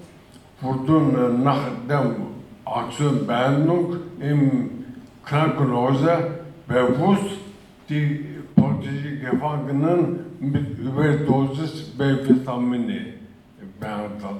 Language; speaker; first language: German; non-native, fluent; Turkish